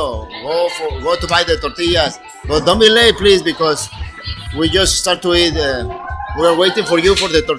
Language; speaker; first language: English; non-native, fluent; Spanish